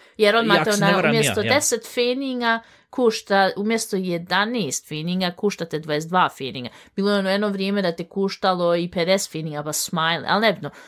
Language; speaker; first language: Bosnian; early bilingual, heritage; Bosnian